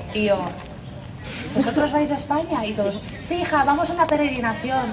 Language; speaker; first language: Spanish; non-native, fluent; English